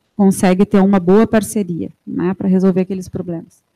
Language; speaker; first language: Portuguese; native; Portuguese